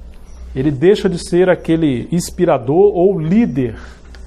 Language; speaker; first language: Portuguese; native; Portuguese